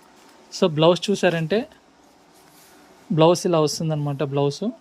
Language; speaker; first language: Telugu; native; Telugu